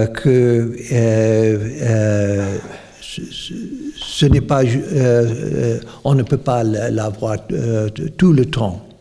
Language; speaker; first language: French; non-native, fluent; English